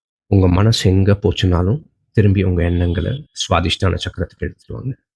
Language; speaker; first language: Tamil; native; Tamil